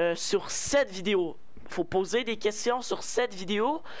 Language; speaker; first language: French; native; French